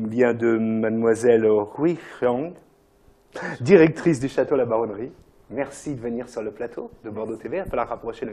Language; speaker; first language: French; native; French